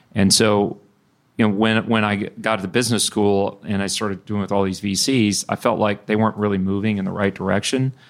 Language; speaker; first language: English; native; English